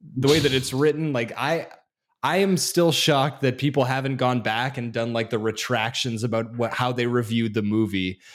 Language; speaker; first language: English; native; English